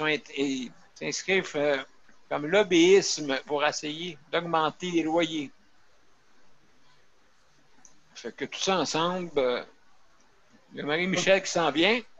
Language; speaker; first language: French; native; French